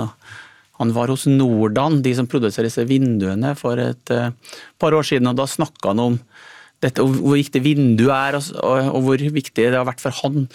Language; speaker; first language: Norwegian; native; Norwegian